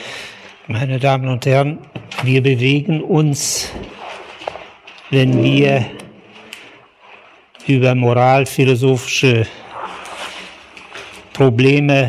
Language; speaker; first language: German; native; German